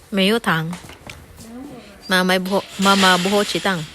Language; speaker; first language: Chinese; non-native, learner; Filipino